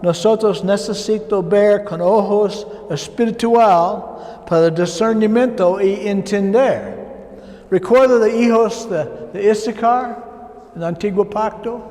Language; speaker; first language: Spanish; non-native, learner; English